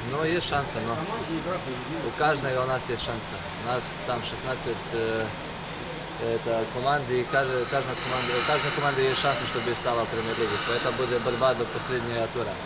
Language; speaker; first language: Russian; non-native, learner; Slovenian